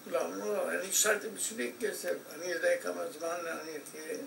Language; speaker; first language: Hebrew; non-native, fluent; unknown